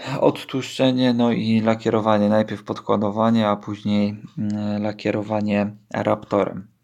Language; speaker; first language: Polish; native; Polish